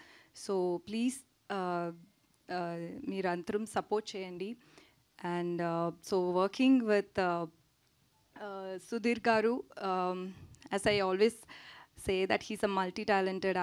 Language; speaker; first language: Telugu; non-native, learner; Tamil